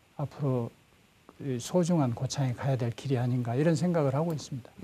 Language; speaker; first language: Korean; native; Korean